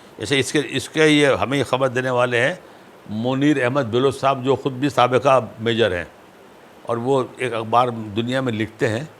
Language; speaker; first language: Urdu; native; Urdu